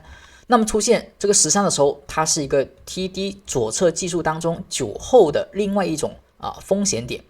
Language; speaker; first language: Chinese; native; Chinese